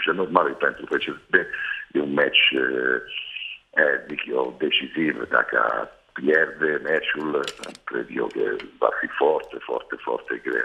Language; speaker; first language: Romanian; non-native, fluent; Italian